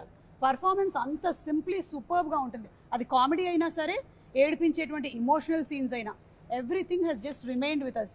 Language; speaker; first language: Telugu; native; Telugu